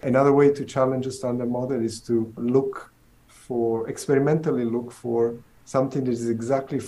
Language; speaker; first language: English; non-native, fluent; Italian